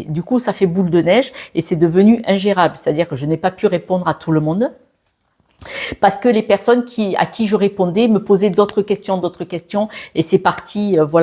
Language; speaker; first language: French; native; French